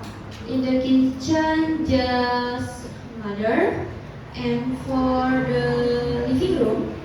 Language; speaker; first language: English; non-native, learner; Indonesian